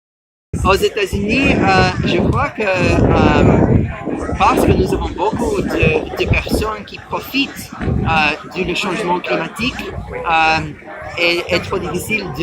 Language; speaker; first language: French; non-native, learner; English